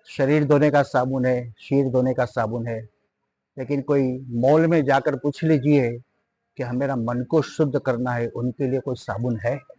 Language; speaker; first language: Hindi; non-native, local second language; Gujarati